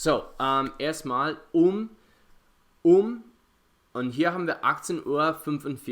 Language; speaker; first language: German; non-native, fluent; English